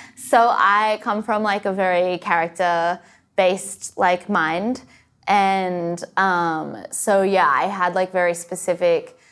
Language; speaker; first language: English; native; English